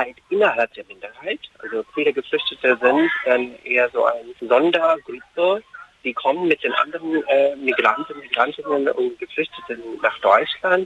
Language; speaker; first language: German; non-native, fluent; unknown